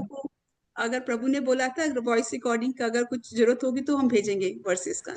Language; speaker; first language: Hindi; native; Hindi